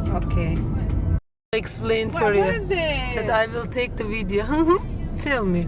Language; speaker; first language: English; non-native, learner; Turkish